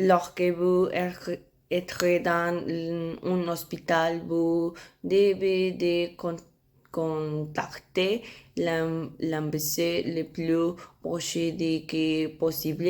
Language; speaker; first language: French; non-native, learner; Spanish